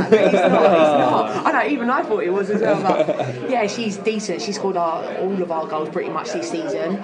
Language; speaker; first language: English; native; English